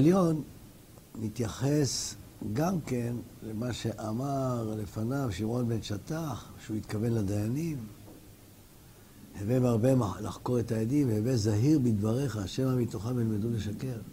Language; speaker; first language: Hebrew; native; Hebrew